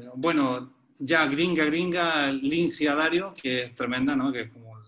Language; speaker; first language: Spanish; native; Spanish